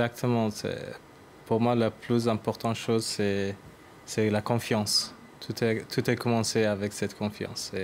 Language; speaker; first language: French; non-native, learner; Persian